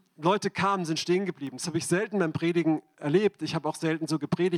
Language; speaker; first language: German; native; German